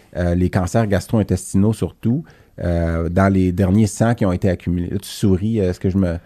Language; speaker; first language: French; native; French